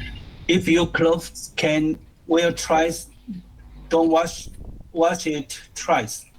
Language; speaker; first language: English; non-native, learner; Chinese